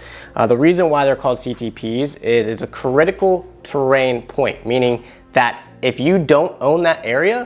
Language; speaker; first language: English; native; English